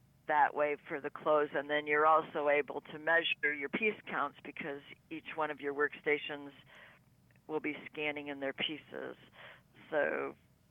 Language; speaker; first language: English; native; English